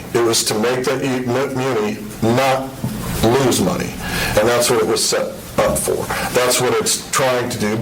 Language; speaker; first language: English; native; English